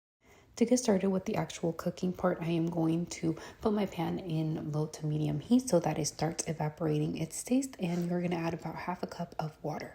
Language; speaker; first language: English; early bilingual, other home language; Spanish